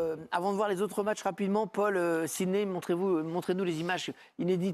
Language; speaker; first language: French; native; French